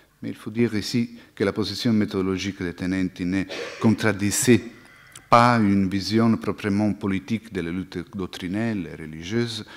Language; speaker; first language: French; non-native, fluent; Italian